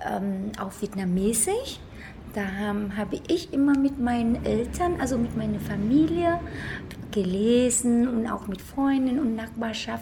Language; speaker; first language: German; non-native, fluent; Vietnamese